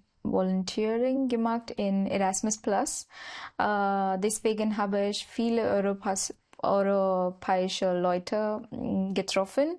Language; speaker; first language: German; non-native, learner; Marathi